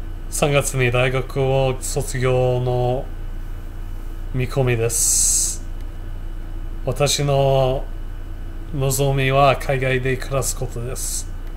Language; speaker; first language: Japanese; non-native, learner; English